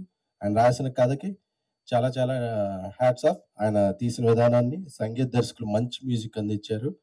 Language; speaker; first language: Telugu; native; Telugu